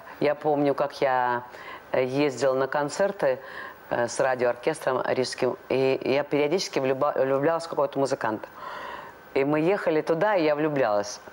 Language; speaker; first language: Russian; non-native, local second language; Latvian